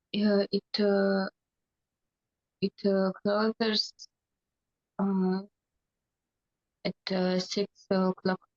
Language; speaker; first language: English; non-native, learner; Russian